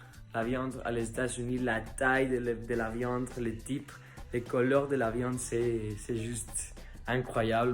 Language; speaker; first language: French; non-native, learner; Spanish